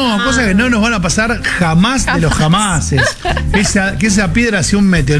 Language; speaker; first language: Spanish; native; Spanish